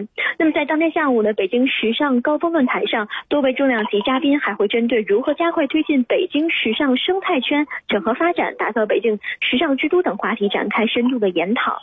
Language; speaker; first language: Chinese; native; Chinese